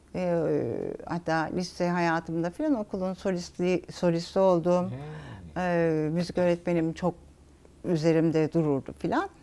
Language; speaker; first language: Turkish; native; Turkish